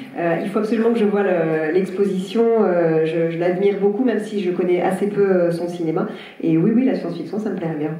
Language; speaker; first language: French; native; French